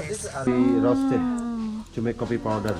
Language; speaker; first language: English; non-native, learner; Indonesian